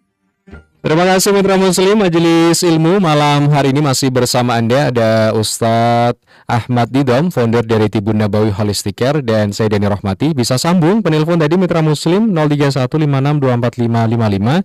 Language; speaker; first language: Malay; non-native, local second language; Javanese